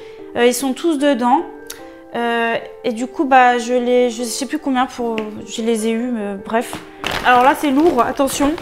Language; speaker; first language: French; native; French